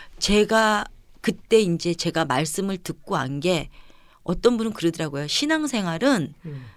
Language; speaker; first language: Korean; early bilingual, heritage; Korean